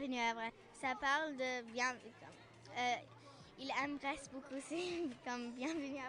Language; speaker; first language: French; non-native, fluent; Arabic